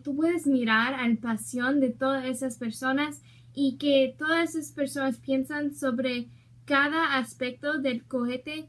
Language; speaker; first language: Spanish; non-native, learner; English